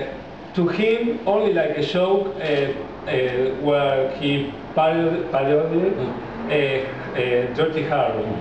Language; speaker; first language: English; non-native, learner; Spanish